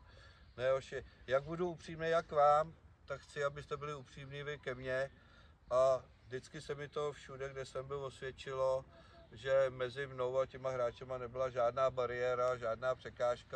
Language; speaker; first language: Czech; native; Czech